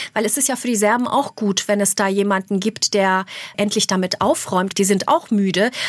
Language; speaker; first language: German; early bilingual, other home language; Albanian